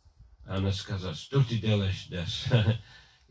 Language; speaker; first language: Russian; non-native, fluent; English